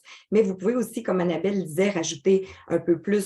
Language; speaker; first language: French; native; French